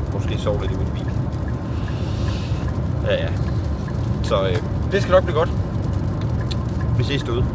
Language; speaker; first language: Danish; native; Danish